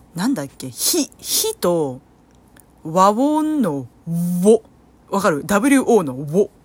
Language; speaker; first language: Japanese; early bilingual, other home language; Vietnamese